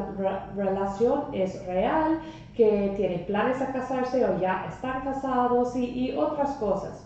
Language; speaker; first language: Spanish; non-native, fluent; English